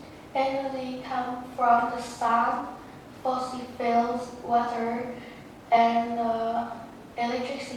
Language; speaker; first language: English; non-native, learner; Vietnamese